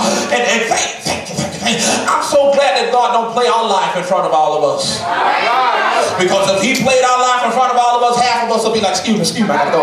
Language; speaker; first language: English; native; English